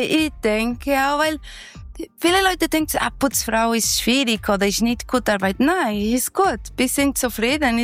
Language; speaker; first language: German; non-native, learner; Portuguese